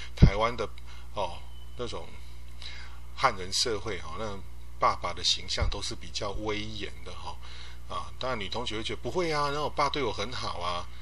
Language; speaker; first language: Chinese; non-native, local second language; Min Nan Chinese